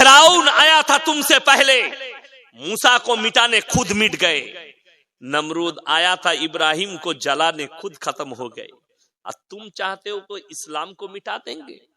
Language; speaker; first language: Hindi; non-native, local second language; Bangla